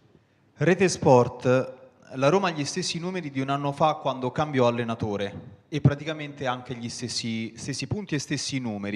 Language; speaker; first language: Italian; native; Italian